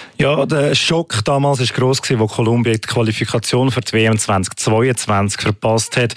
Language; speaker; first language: German; native; German